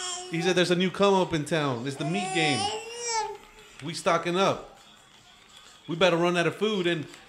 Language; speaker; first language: English; early bilingual, other home language; Spanish